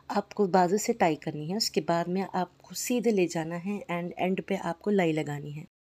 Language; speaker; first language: Hindi; non-native, local second language; Urdu